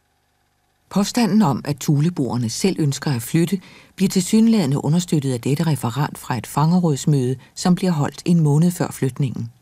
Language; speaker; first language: Danish; native; Danish